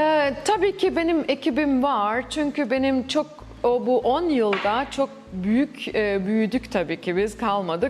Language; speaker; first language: Turkish; early bilingual, heritage; Turkish